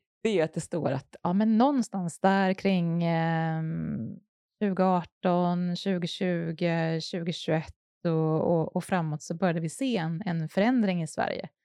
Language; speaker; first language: Swedish; native; Swedish